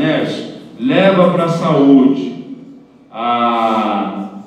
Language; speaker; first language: Portuguese; native; Portuguese